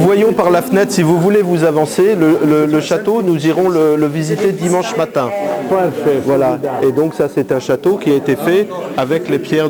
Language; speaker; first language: French; native; French